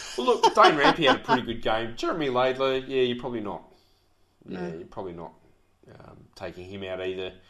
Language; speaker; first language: English; native; English